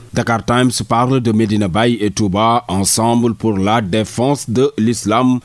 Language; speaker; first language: French; non-native, local second language; Wolof